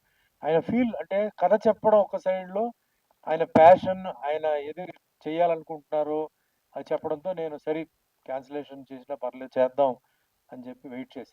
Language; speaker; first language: Telugu; native; Telugu